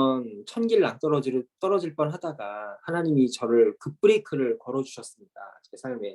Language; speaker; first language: Korean; native; Korean